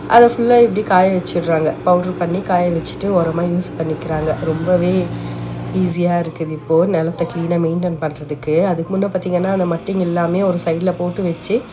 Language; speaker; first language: Tamil; non-native, local second language; Telugu